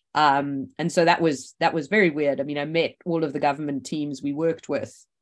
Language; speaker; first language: English; native; English